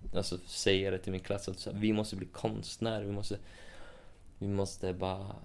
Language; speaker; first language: Swedish; native; Swedish